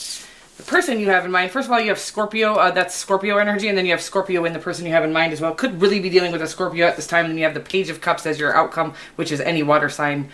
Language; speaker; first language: English; native; English